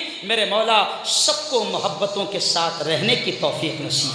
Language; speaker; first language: Urdu; native; Urdu